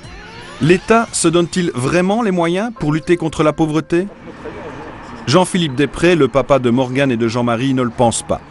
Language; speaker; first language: French; native; French